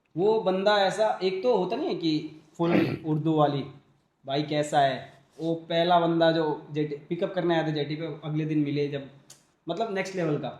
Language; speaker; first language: Hindi; native; Hindi